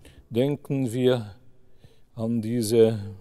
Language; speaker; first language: German; non-native, fluent; Hungarian